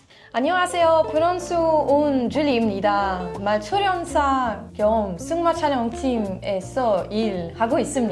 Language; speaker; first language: Korean; non-native, learner; French